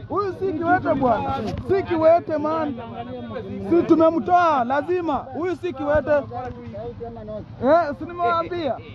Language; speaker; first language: Swahili; native; Swahili